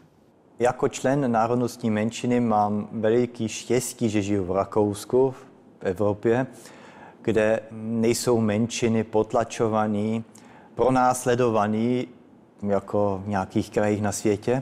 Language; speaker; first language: Czech; early bilingual, heritage; Czech